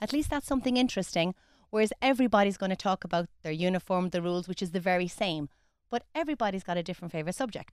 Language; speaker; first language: English; native; English